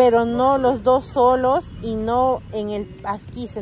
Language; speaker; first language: Spanish; native; Spanish